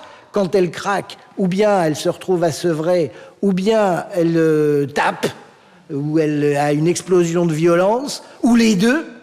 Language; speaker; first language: French; native; French